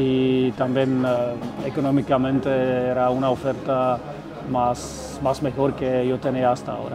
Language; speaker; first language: Spanish; non-native, fluent; Czech